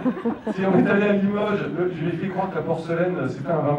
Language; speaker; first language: French; native; French